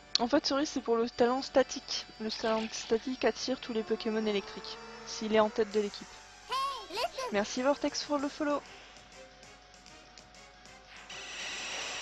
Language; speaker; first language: French; native; French